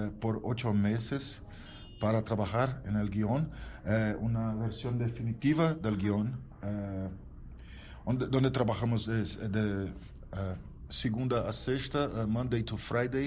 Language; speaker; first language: Spanish; non-native, learner; Portuguese